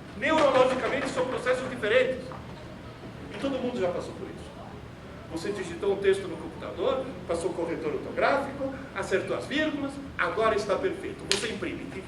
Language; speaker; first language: Portuguese; early bilingual, other home language; Italian